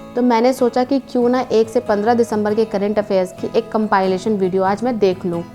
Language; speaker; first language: Hindi; native; Hindi